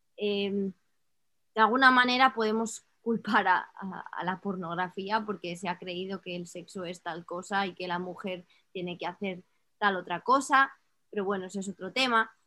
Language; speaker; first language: Spanish; native; Spanish